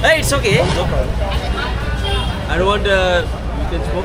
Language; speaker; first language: English; non-native, local second language; Hindi